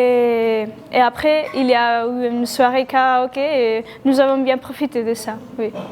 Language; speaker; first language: French; non-native, learner; Spanish